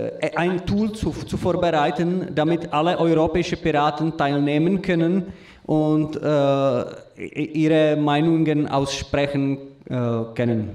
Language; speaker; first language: German; non-native, learner; Czech